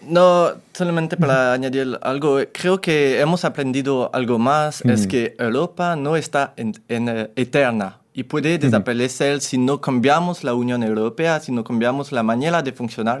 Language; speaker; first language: Spanish; non-native, fluent; French